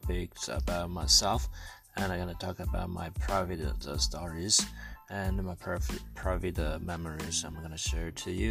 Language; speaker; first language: English; non-native, learner; Chinese